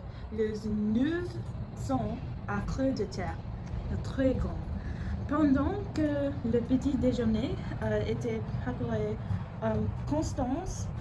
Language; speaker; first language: French; non-native, learner; English